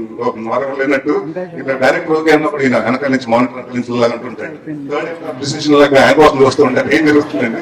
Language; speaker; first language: Telugu; native; Telugu